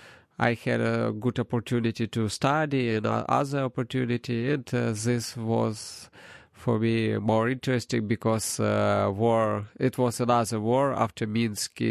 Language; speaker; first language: English; non-native, learner; Ukrainian